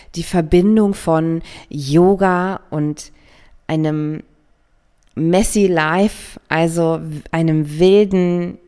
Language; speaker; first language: German; native; German